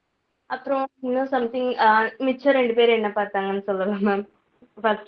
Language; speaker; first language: Tamil; native; Tamil